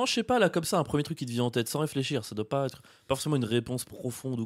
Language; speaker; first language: French; native; French